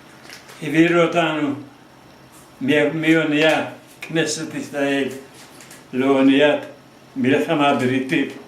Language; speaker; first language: Hebrew; non-native, fluent; Hungarian